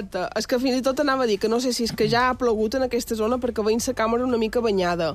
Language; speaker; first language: Catalan; native; Catalan